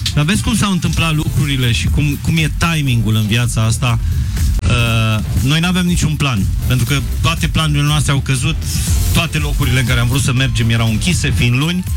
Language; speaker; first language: Romanian; native; Romanian